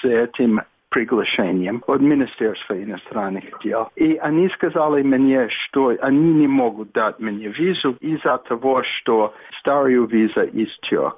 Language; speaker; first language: Russian; non-native, fluent; English